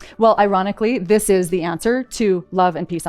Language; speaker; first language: English; native; English